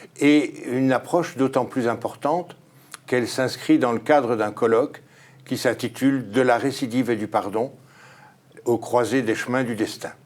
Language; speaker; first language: French; native; French